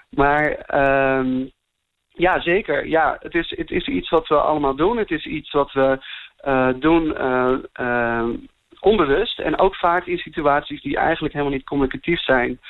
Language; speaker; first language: Dutch; native; Dutch